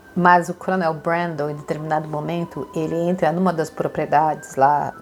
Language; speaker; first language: Portuguese; native; Portuguese